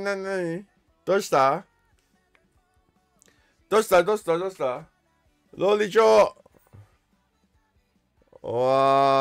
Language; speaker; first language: Japanese; non-native, learner; English